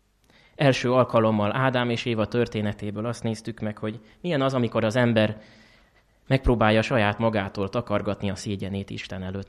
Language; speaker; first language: Hungarian; native; Hungarian